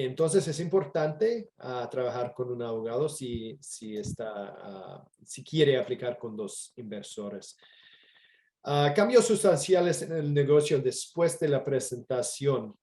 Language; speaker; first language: Spanish; non-native, fluent; English